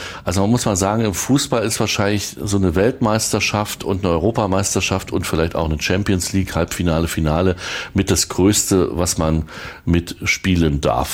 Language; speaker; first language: German; native; German